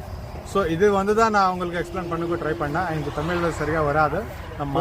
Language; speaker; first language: Tamil; non-native, learner; Telugu